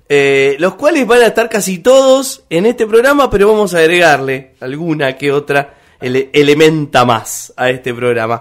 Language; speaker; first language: Spanish; native; Spanish